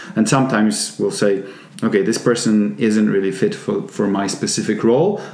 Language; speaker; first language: English; non-native, fluent; Polish